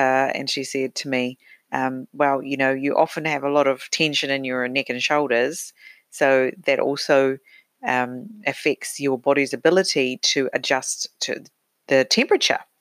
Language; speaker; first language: English; native; English